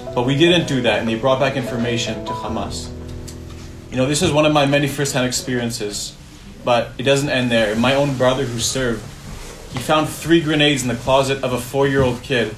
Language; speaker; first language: English; native; English